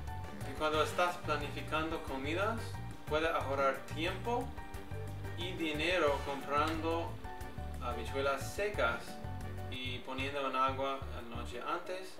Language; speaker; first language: Spanish; early bilingual, heritage; English